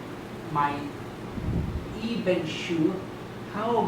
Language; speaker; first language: Chinese; non-native, learner; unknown